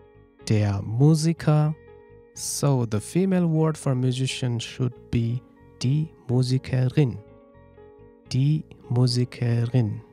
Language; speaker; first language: German; non-native, fluent; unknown